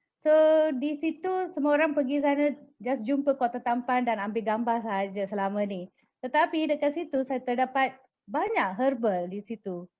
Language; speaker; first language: Malay; non-native, local second language; Tamil